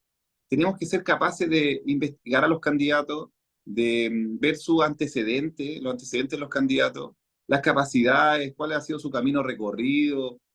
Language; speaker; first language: Spanish; native; Spanish